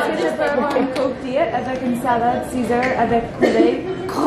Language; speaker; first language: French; non-native, learner; English